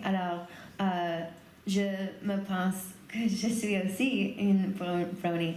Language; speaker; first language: French; non-native, learner; English